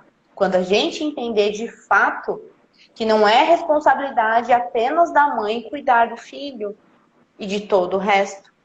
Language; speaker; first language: Portuguese; native; Portuguese